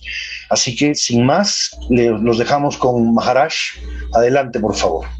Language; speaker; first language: Spanish; native; Spanish